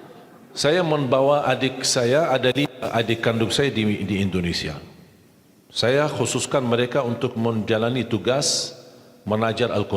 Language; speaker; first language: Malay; non-native, fluent; Arabic